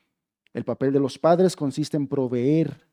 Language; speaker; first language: Spanish; native; Spanish